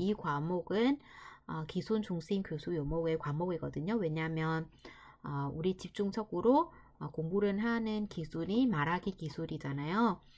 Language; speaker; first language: Korean; non-native, fluent; Vietnamese